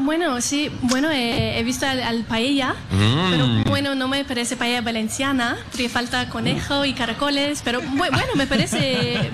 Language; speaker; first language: Spanish; non-native, fluent; English